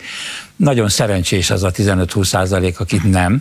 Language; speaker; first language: Hungarian; native; Hungarian